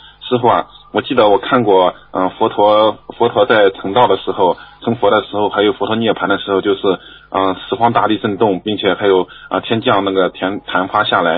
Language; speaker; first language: Chinese; native; Chinese